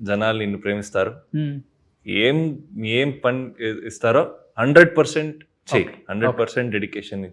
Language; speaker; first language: Telugu; non-native, local second language; Kannada